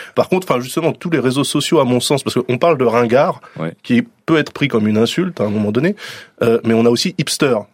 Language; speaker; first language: French; native; French